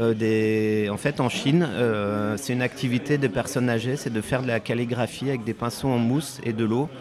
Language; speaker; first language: French; native; French